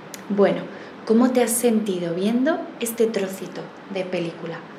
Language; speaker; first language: Spanish; native; Spanish